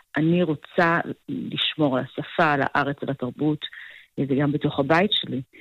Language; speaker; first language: Hebrew; native; Hebrew